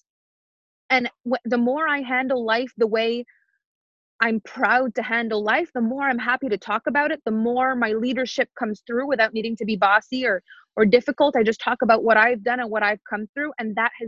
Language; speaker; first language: English; non-native, fluent; French